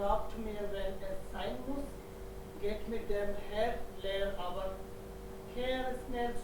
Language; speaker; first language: German; non-native, learner; Hindi